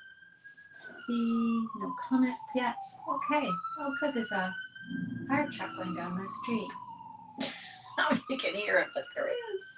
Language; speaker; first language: English; native; English